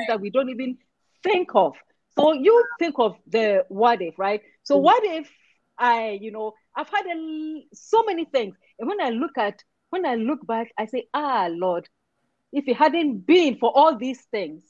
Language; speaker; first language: English; non-native, local second language; Akan